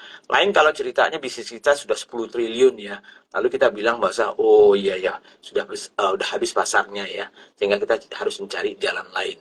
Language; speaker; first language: Indonesian; native; Indonesian